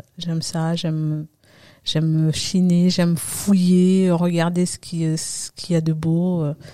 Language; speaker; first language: French; early bilingual, other home language; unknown